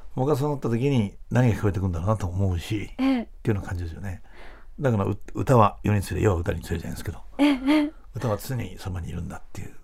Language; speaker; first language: Japanese; native; Japanese